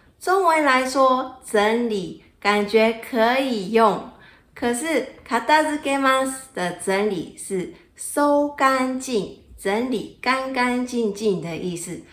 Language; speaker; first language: Chinese; non-native, fluent; Japanese